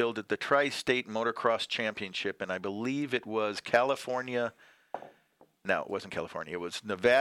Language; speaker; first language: English; native; English